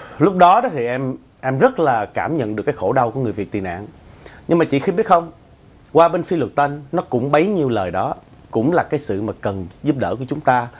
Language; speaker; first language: Vietnamese; early bilingual, other home language; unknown